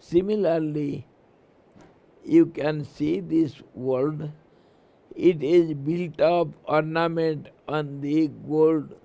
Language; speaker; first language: English; non-native, local second language; Hindi